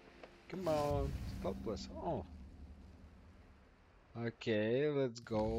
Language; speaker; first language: English; non-native, learner; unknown